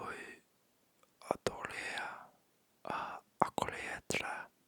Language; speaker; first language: Portuguese; non-native, learner; English